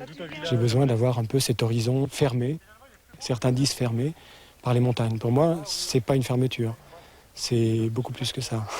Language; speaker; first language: French; native; French